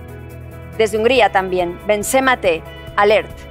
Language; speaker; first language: Spanish; native; Spanish